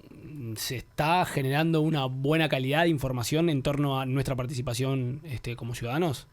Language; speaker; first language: Spanish; native; Spanish